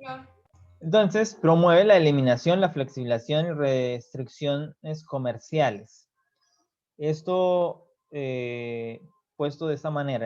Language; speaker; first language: Spanish; native; Spanish